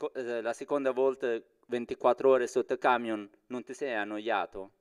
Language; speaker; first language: Italian; non-native, fluent; Persian